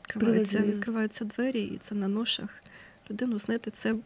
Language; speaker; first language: Ukrainian; native; Ukrainian